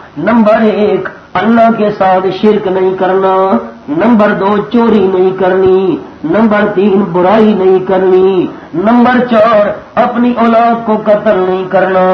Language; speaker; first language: Urdu; non-native, local second language; Pashto